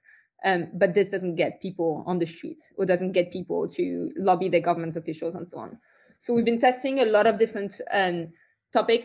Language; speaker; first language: English; non-native, fluent; French